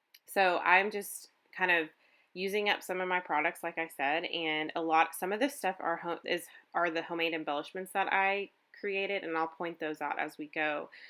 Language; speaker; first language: English; native; English